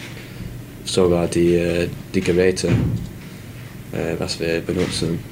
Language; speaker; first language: German; non-native, learner; English